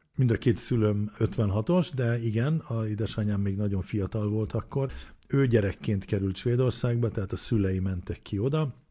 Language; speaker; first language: Hungarian; early bilingual, heritage; Hungarian